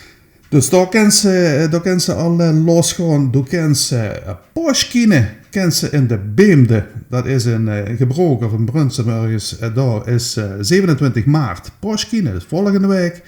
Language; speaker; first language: Dutch; native; Dutch